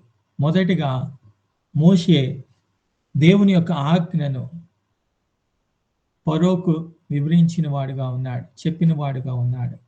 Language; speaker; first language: Telugu; native; Telugu